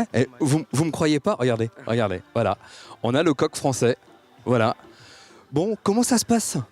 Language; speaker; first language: French; native; French